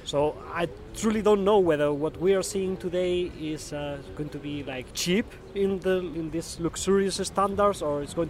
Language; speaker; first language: English; non-native, fluent; Spanish